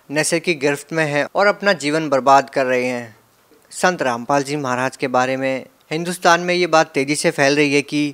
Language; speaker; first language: Hindi; native; Hindi